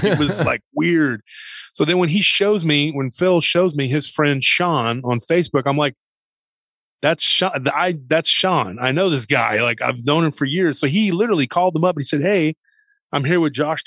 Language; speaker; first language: English; native; English